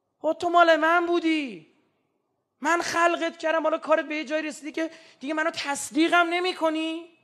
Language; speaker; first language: Persian; native; Persian